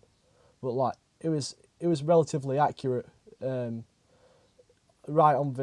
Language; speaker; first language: English; native; English